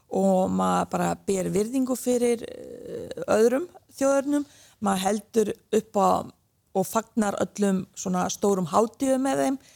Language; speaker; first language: Icelandic; early bilingual, other home language; Bosnian